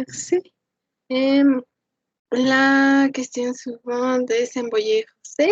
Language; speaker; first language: French; non-native, learner; Spanish